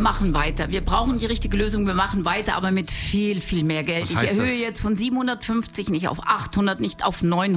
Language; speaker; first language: German; native; German